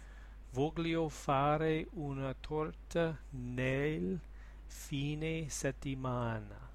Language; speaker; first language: Italian; non-native, learner; English